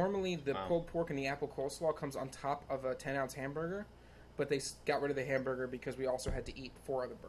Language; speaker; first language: English; native; English